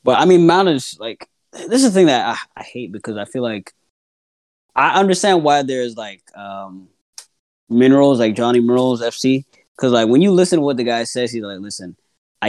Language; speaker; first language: English; non-native, local second language; Akan